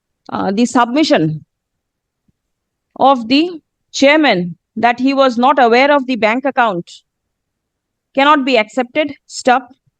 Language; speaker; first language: English; non-native, local second language; Bangla